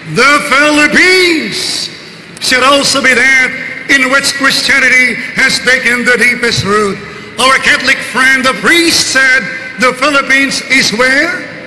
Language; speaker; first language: English; non-native, local second language; Filipino